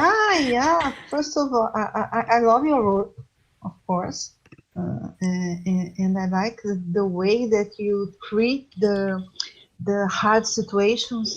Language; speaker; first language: English; non-native, learner; Portuguese